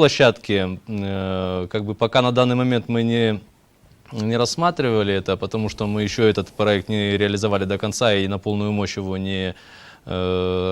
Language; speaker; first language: Russian; native; Russian